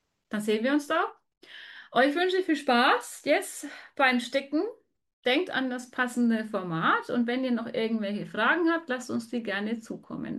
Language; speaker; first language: German; native; German